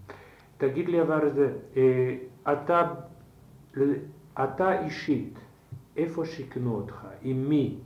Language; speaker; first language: Hebrew; non-native, fluent; Slovak